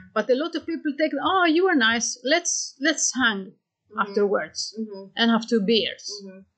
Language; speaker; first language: English; non-native, fluent; Greek